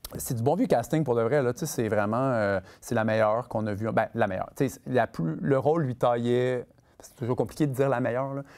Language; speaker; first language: French; native; French